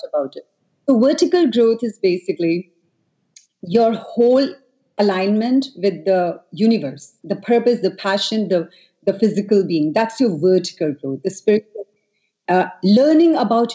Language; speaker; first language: English; non-native, local second language; Hindi